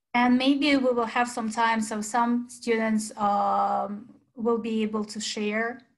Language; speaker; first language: English; non-native, fluent; Russian